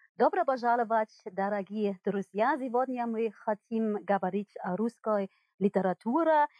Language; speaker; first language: Russian; non-native, learner; German